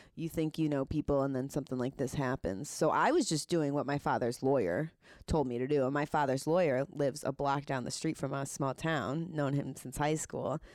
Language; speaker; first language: English; native; English